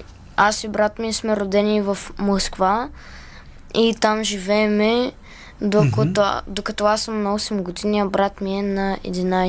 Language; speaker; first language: Bulgarian; early bilingual, heritage; Bulgarian